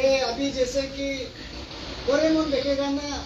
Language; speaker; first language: Hindi; non-native, local second language; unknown